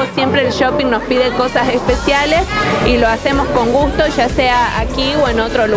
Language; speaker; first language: Spanish; native; Spanish